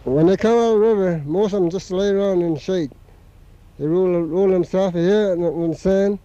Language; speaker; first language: English; native; English